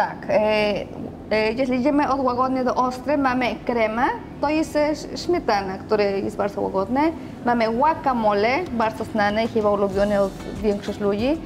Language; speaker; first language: Polish; non-native, learner; Spanish